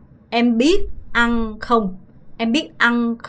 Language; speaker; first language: Vietnamese; non-native, fluent; Korean